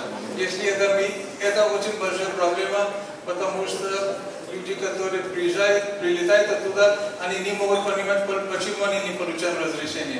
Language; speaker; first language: Russian; non-native, learner; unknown